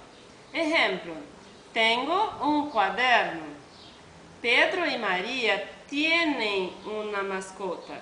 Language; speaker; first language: Spanish; non-native, learner; Portuguese